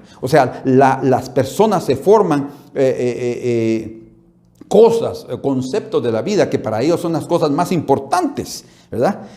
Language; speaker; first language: Spanish; native; Spanish